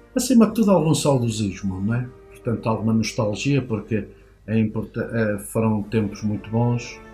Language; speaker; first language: Portuguese; native; Portuguese